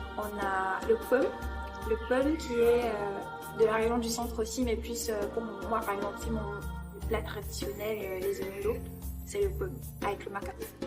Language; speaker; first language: French; native; French